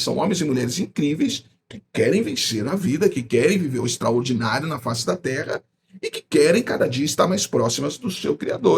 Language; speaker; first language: Portuguese; native; Portuguese